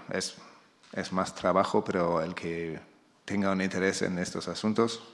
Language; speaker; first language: Spanish; non-native, fluent; German